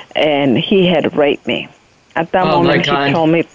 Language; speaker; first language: English; non-native, fluent; Spanish